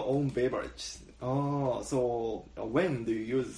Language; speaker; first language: English; non-native, learner; Japanese